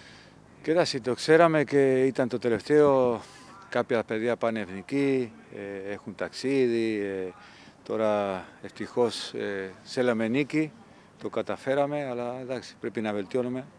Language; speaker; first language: Greek; non-native, fluent; Spanish